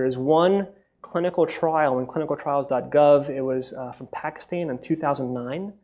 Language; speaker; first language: English; native; English